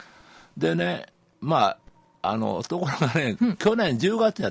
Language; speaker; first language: Japanese; native; Japanese